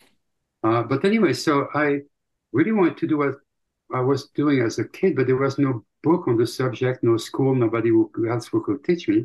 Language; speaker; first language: English; non-native, fluent; French